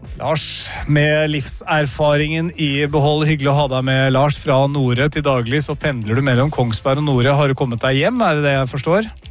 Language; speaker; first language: Norwegian; native; Norwegian